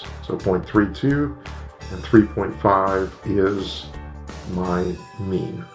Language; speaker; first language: English; native; English